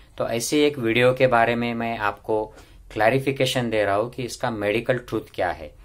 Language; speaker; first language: Hindi; non-native, local second language; Marathi